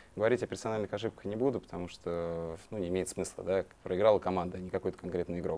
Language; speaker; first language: Russian; native; Russian